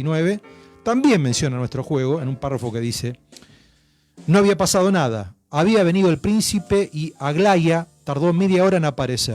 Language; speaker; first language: Spanish; native; Spanish